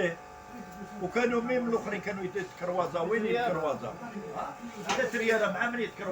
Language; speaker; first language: Arabic; native; Arabic